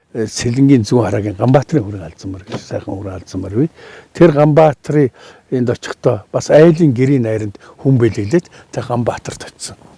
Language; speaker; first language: Mongolian; native; Mongolian